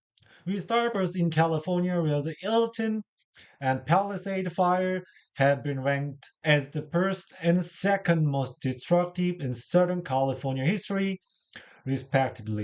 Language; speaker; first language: English; non-native, learner; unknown